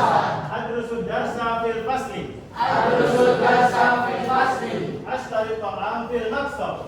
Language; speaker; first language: Arabic; non-native, fluent; Indonesian